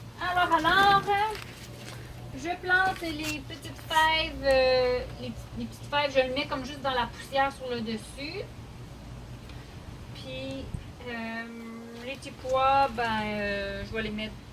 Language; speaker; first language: French; native; French